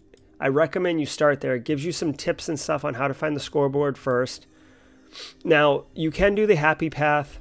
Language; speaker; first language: English; native; English